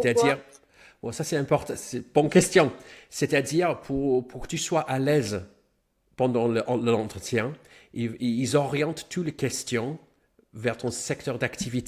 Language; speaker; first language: French; non-native, fluent; English